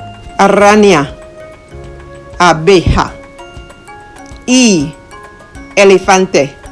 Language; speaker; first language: Spanish; non-native, learner; English